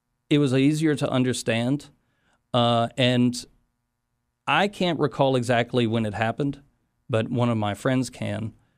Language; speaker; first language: English; native; English